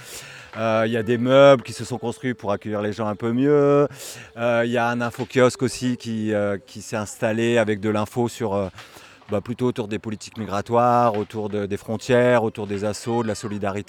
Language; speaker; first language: French; native; French